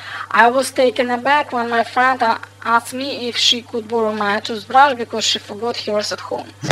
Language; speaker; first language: English; non-native, fluent; Russian